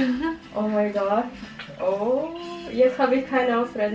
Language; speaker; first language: German; non-native, fluent; Russian